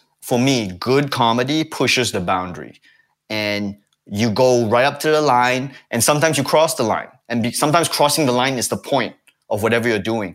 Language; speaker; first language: English; native; English